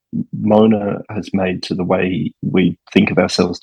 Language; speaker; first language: English; native; English